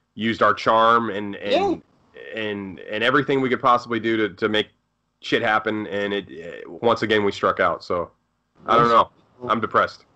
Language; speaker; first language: English; native; English